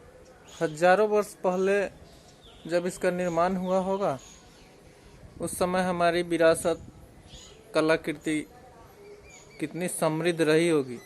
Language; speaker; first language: Hindi; native; Hindi